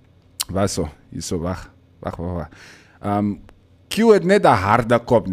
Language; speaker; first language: English; non-native, local second language; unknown